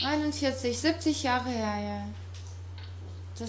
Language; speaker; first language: German; non-native, fluent; Russian